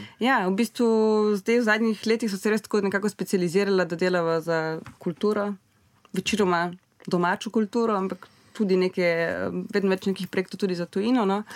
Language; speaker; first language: Slovenian; native; Slovenian